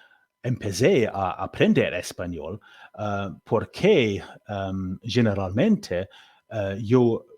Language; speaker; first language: Portuguese; non-native, learner; English